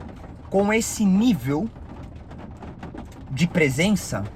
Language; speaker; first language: Portuguese; native; Portuguese